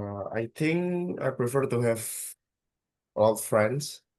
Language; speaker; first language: English; non-native, learner; Indonesian